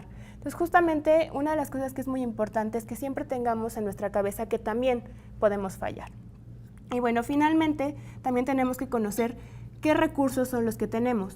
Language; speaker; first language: Spanish; native; Spanish